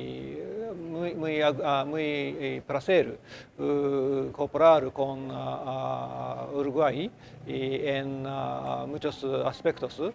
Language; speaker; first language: Spanish; non-native, learner; Japanese